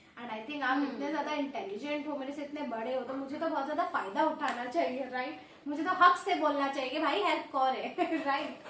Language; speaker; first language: Hindi; non-native, local second language; Odia